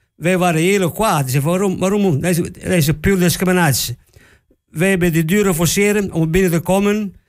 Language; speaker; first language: Dutch; non-native, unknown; Italian